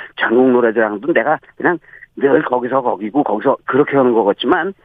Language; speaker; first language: Korean; native; Korean